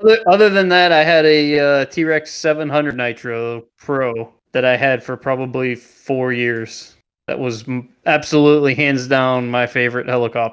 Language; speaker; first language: English; native; English